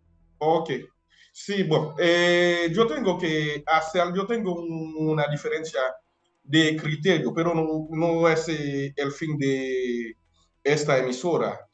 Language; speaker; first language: Spanish; non-native, fluent; Haitian Creole